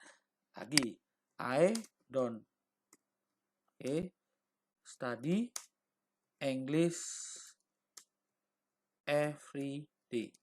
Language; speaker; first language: English; non-native, fluent; Indonesian